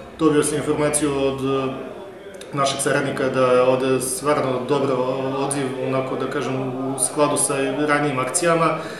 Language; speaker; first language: Serbian; native; Serbian